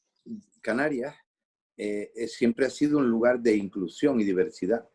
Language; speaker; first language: Spanish; native; Spanish